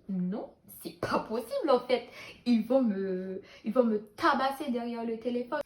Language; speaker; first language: French; non-native, local second language; Haitian Creole